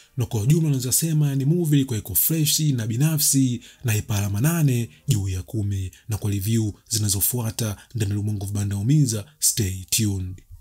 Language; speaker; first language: Swahili; native; Swahili